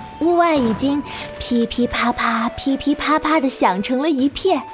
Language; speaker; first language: Chinese; native; Chinese